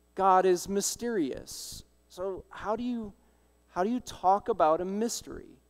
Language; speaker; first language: English; native; English